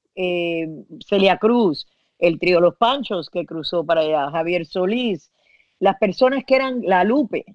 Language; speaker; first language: Spanish; early bilingual, heritage; Spanish